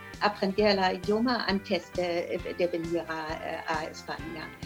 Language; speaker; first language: Spanish; non-native, learner; German